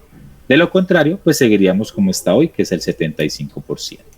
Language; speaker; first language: Spanish; native; Spanish